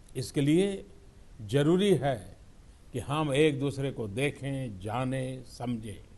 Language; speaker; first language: Hindi; non-native, local second language; Gujarati